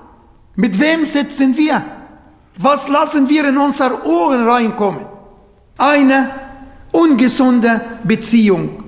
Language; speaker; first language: German; non-native, fluent; Arabic